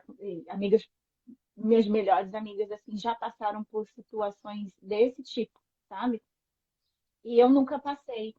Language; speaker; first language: Portuguese; native; Portuguese